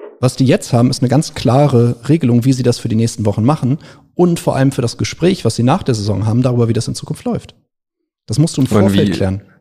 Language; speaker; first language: German; native; German